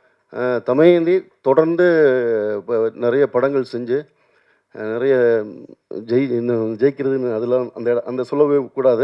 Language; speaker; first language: Tamil; native; Tamil